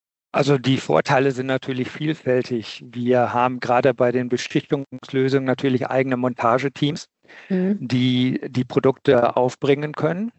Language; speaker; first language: German; native; German